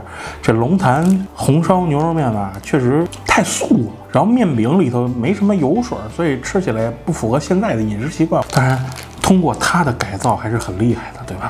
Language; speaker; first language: Chinese; native; Chinese